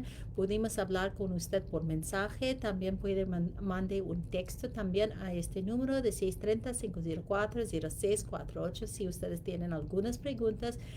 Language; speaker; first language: Spanish; non-native, learner; English